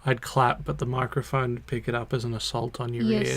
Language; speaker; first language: English; native; English